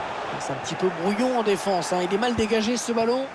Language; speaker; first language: French; native; French